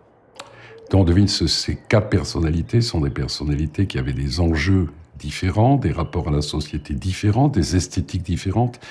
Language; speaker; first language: French; native; French